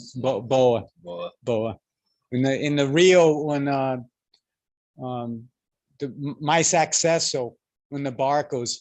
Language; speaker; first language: Portuguese; non-native, learner; English